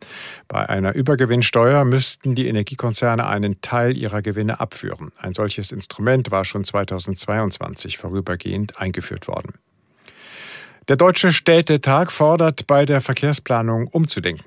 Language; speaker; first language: German; native; German